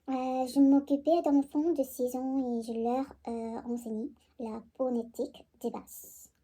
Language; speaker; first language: French; non-native, learner; Korean